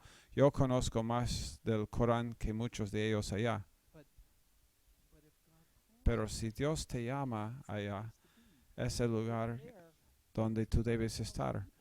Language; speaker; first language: Spanish; non-native, fluent; English